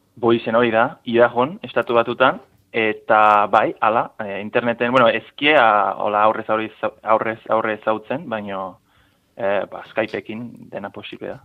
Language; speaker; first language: Basque; non-native, fluent; English